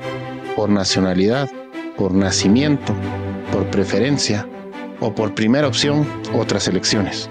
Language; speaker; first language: Spanish; native; Spanish